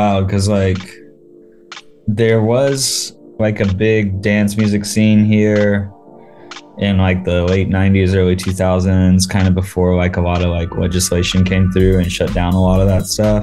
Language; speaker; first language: English; native; English